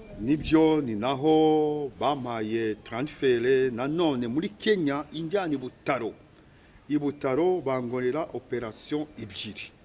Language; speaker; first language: Kinyarwanda; early bilingual, heritage; Kinyarwanda